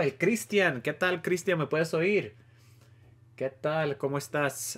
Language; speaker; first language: Spanish; early bilingual, heritage; Spanish